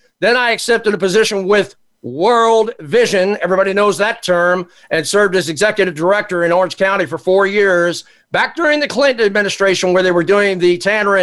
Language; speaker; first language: English; native; English